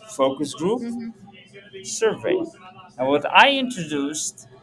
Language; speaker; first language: English; early bilingual, heritage; Dutch